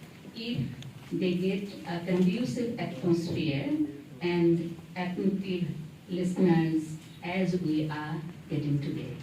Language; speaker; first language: English; non-native, local second language; Assamese